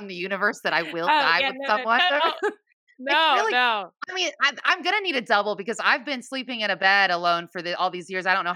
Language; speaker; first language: English; native; English